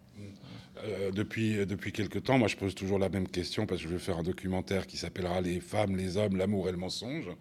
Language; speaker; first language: French; native; French